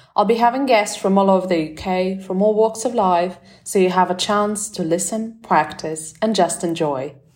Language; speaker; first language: English; non-native, fluent; Georgian